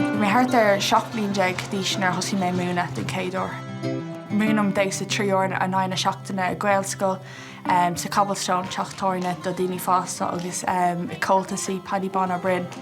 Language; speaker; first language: Irish; non-native, local second language; English